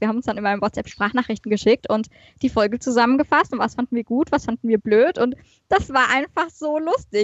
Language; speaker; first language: German; native; German